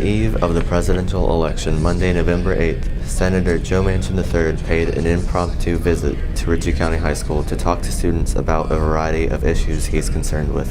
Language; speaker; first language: English; native; English